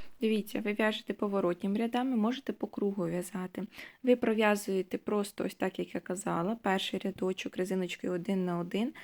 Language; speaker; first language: Ukrainian; native; Ukrainian